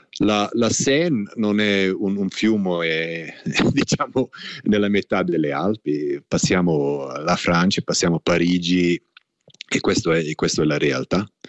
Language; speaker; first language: Italian; non-native, local second language; German